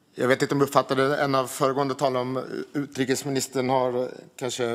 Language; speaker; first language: Swedish; early bilingual, other home language; Armenian